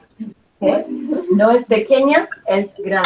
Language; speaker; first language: Spanish; non-native, learner; English